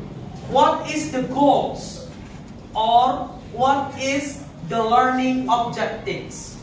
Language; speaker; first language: English; non-native, learner; Indonesian